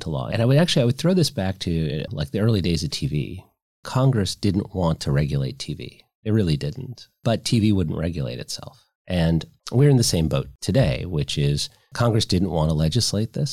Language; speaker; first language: English; native; English